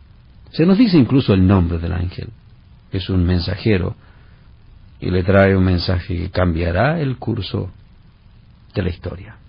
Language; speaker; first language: Spanish; native; Spanish